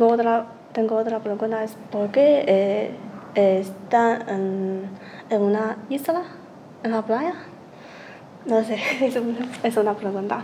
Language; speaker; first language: Spanish; non-native, learner; Chinese